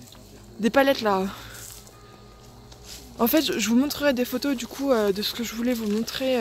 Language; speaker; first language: French; native; French